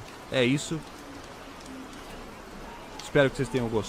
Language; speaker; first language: Portuguese; native; Portuguese